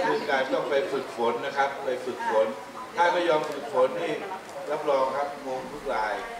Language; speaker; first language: Thai; native; Thai